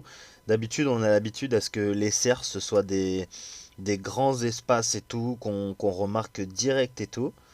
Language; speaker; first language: French; native; French